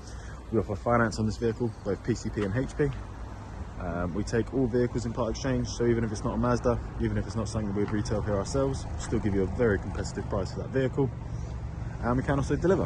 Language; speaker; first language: English; native; English